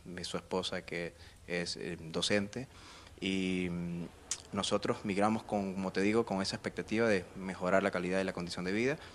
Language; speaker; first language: Spanish; native; Spanish